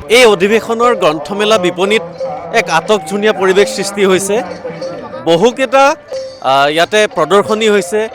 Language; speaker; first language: Assamese; native; Assamese